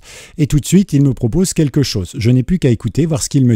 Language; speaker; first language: French; native; French